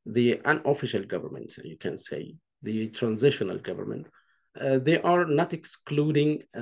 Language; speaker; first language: English; non-native, fluent; Arabic